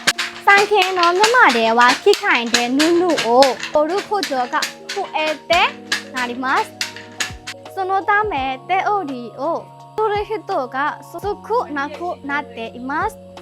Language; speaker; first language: Japanese; non-native, learner; Burmese